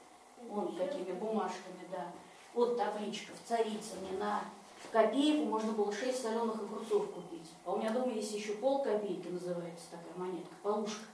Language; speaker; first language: Russian; native; Russian